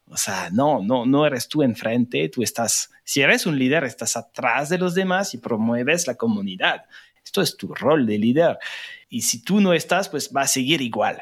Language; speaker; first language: Spanish; non-native, fluent; French